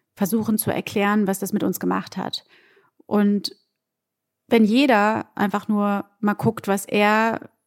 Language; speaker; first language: German; early bilingual, other home language; Portuguese